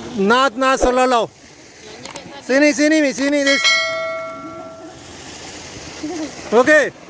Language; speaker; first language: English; non-native, learner; Urdu